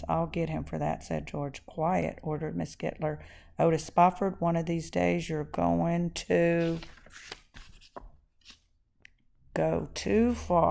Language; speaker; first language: English; native; English